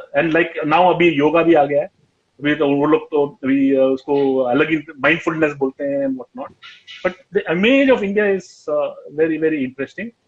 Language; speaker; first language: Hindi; non-native, local second language; Tamil